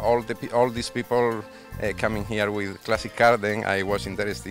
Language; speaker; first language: English; non-native, learner; Spanish